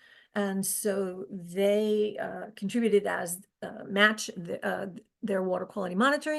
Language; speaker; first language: English; native; English